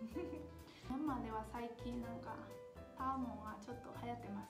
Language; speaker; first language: Japanese; non-native, fluent; Burmese